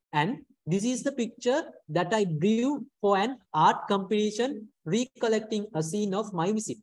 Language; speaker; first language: English; non-native, local second language; Sinhala